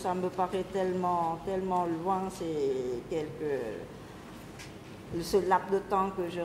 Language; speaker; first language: French; non-native, local second language; Khmer